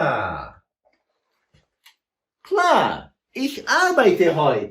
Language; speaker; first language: German; non-native, fluent; Portuguese